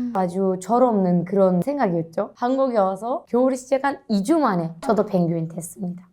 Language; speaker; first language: Korean; non-native, fluent; Turkish